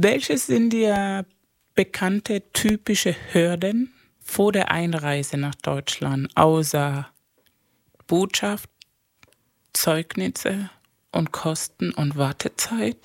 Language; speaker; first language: German; non-native, fluent; Spanish